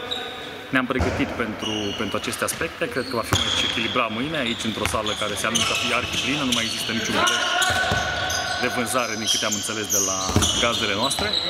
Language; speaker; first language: Romanian; native; Romanian